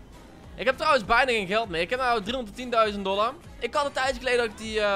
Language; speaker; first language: Dutch; native; Dutch